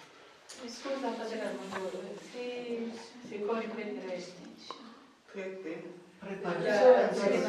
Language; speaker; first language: Italian; non-native, learner; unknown